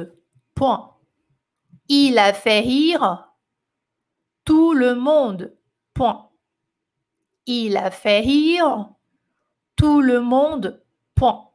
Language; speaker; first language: French; non-native, fluent; Portuguese